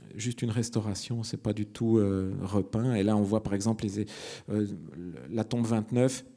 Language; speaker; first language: French; native; French